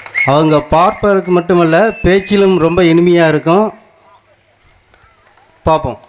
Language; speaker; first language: Tamil; native; Tamil